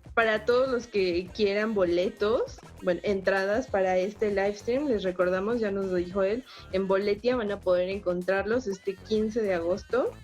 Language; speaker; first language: Spanish; native; Spanish